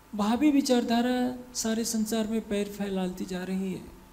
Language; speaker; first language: Hindi; native; Hindi